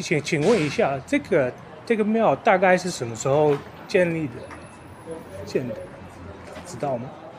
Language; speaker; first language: Chinese; non-native, fluent; Dutch